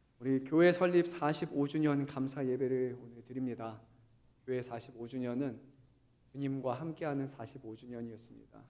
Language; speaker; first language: Korean; early bilingual, heritage; Korean